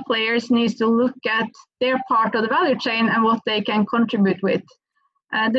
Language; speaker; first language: English; non-native, fluent; Norwegian